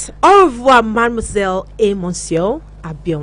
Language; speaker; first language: French; non-native, learner; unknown